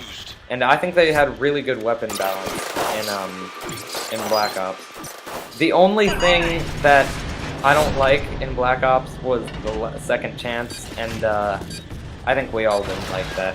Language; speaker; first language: English; native; English